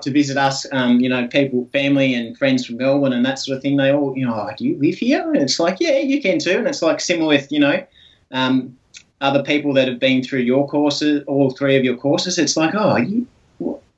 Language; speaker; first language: English; native; English